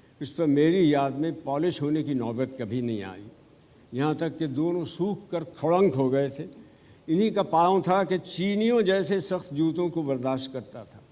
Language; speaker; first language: Urdu; native; Urdu